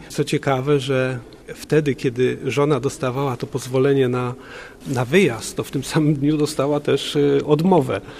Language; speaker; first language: Polish; native; Polish